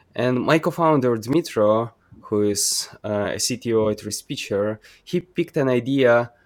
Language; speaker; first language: English; non-native, fluent; Ukrainian